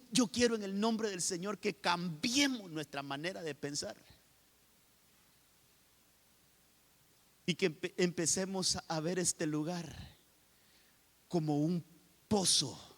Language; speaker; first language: Spanish; native; Spanish